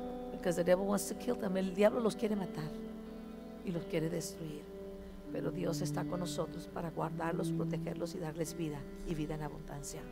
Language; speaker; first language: Spanish; early bilingual, heritage; Spanish